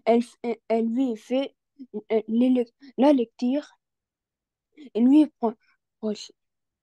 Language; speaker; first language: French; non-native, learner; Arabic